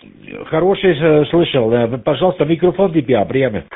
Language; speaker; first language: Russian; non-native, learner; German